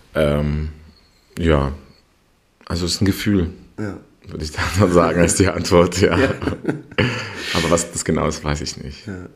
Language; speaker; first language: German; non-native, fluent; Russian